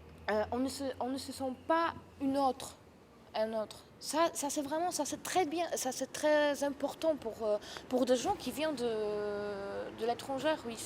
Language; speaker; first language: French; non-native, fluent; Polish